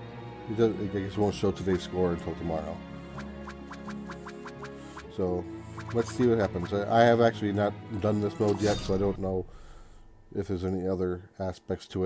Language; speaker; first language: English; native; English